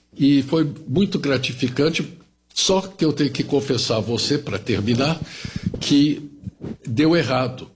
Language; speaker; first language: Portuguese; early bilingual, other home language; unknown